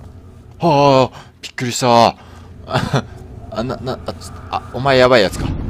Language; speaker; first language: Japanese; native; Japanese